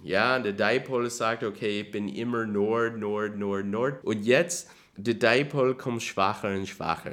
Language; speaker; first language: German; non-native, learner; English